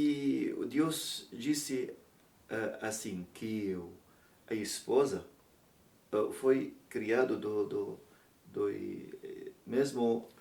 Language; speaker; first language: Portuguese; non-native, learner; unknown